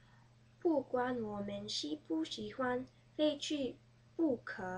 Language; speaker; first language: Chinese; early bilingual, heritage; Chinese